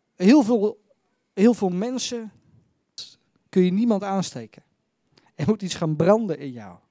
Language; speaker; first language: Dutch; native; Dutch